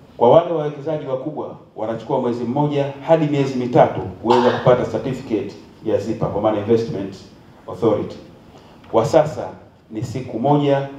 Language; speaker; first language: Swahili; native; Swahili